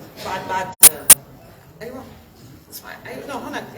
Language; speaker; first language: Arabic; early bilingual, heritage; Arabic